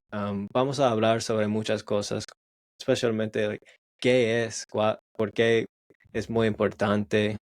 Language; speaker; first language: Spanish; non-native, learner; English